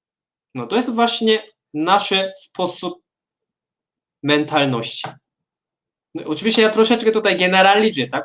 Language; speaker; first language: Polish; non-native, fluent; Korean